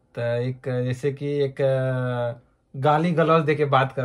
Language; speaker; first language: Hindi; native; Hindi